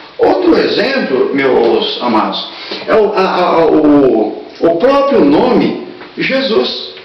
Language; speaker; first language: Portuguese; native; Portuguese